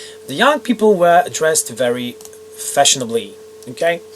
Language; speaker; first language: English; non-native, fluent; Polish